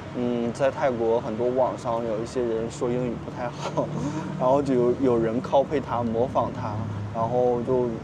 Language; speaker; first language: Chinese; native; Chinese